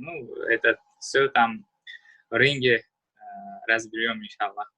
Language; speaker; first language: Russian; non-native, learner; Uzbek